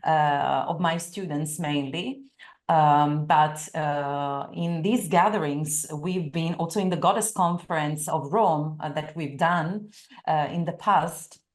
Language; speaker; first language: English; non-native, fluent; Italian